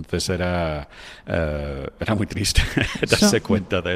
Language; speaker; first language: Spanish; non-native, fluent; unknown